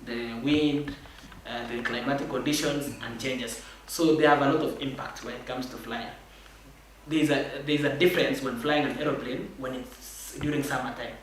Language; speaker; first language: English; non-native, local second language; Kalenjin